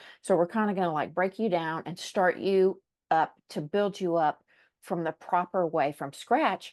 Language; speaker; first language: English; native; English